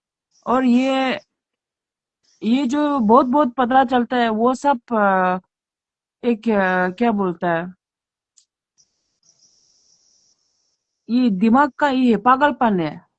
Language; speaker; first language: Hindi; non-native, fluent; Tibetan